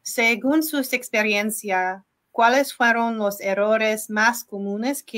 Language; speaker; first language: Spanish; non-native, learner; English